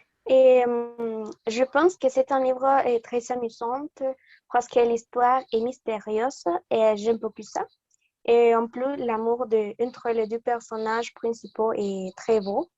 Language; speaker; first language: French; non-native, learner; Spanish